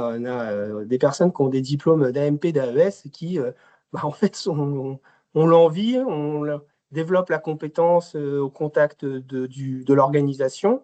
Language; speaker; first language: French; native; French